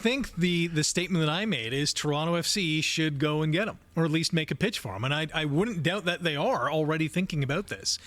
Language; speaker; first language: English; native; English